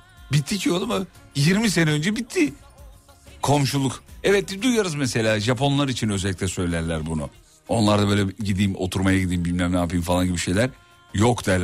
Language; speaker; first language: Turkish; native; Turkish